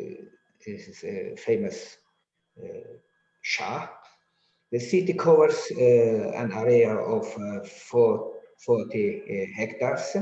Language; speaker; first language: English; non-native, learner; Azerbaijani